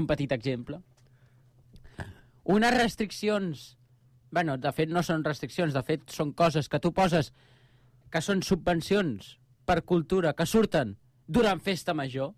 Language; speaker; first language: Catalan; native; Catalan